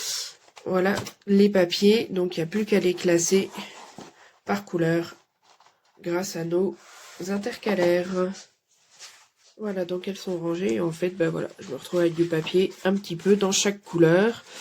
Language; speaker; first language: French; native; French